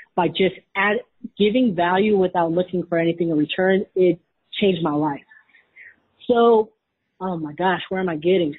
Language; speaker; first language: English; native; English